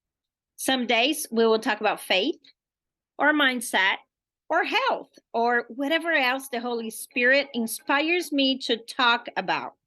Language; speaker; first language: English; non-native, fluent; Portuguese